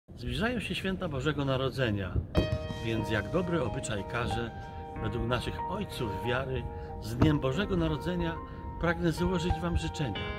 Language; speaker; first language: Polish; native; Polish